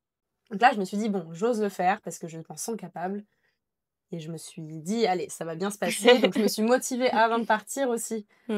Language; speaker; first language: French; native; French